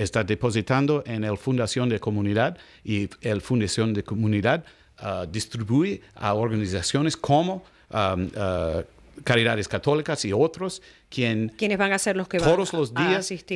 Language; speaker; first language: Spanish; non-native, learner; English